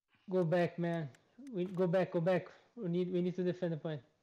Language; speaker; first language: English; non-native, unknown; Portuguese